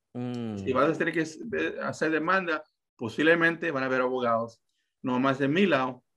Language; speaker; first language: Spanish; early bilingual, heritage; Spanish